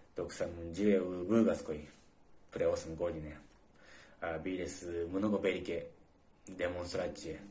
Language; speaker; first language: Serbian; non-native, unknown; Japanese